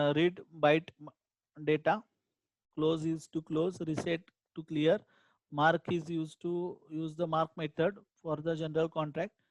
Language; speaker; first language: English; non-native, local second language; Marathi